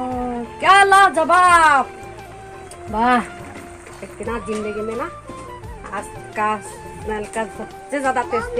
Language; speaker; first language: Hindi; non-native, local second language; Chakma